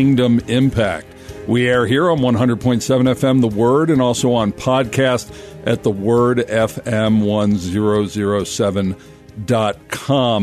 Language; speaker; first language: English; native; English